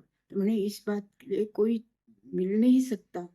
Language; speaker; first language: Hindi; non-native, local second language; Marathi